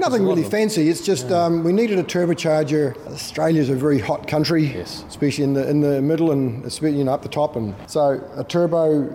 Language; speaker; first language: English; native; English